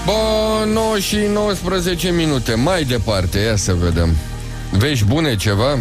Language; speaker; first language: Romanian; native; Romanian